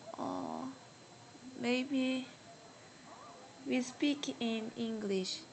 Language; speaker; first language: English; non-native, learner; Korean